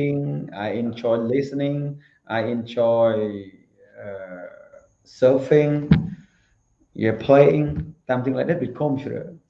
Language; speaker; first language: English; non-native, learner; Khmer